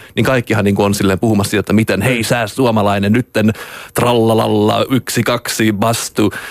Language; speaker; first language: Finnish; early bilingual, heritage; Finnish